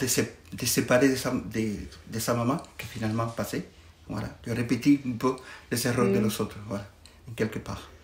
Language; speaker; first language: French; non-native, fluent; Spanish